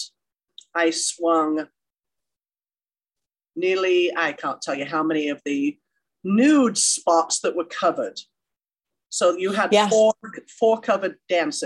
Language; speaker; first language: English; native; English